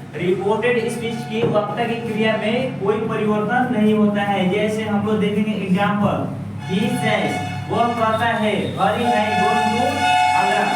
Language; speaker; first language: Hindi; native; Hindi